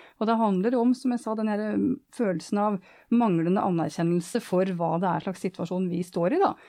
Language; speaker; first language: Norwegian; native; Norwegian